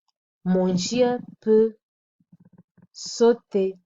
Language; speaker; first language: French; non-native, fluent; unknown